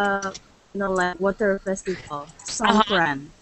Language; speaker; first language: English; non-native, learner; Indonesian